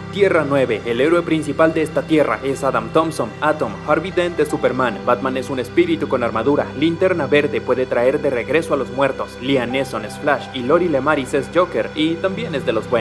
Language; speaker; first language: Spanish; native; Spanish